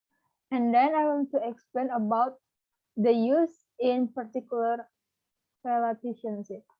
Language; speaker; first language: English; non-native, learner; Balinese